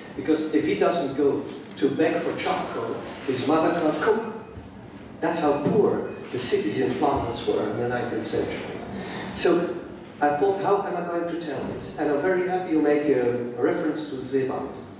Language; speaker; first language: English; non-native, fluent; Dutch